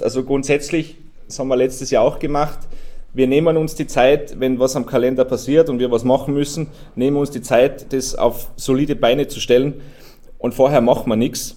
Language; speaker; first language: German; native; German